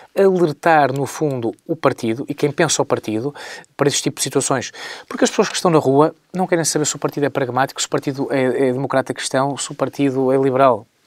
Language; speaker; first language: Portuguese; native; Portuguese